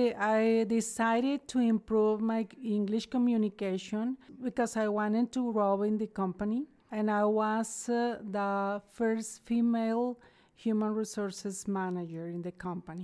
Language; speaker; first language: English; non-native, fluent; Spanish